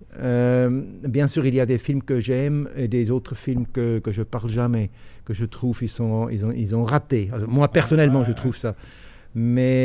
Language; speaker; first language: French; non-native, local second language; German